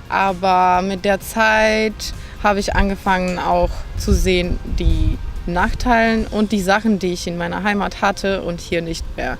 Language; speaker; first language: German; non-native, fluent; Macedonian